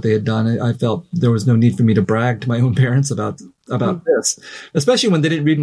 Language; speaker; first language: English; native; English